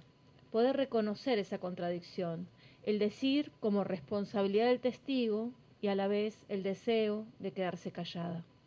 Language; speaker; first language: Spanish; native; Spanish